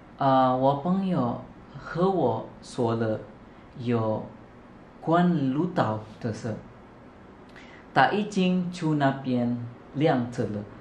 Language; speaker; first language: Chinese; non-native, learner; Indonesian